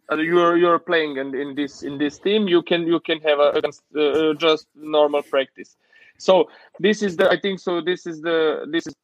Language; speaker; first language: English; non-native, learner; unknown